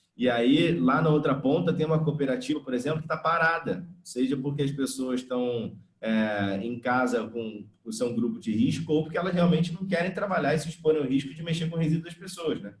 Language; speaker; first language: Portuguese; native; Portuguese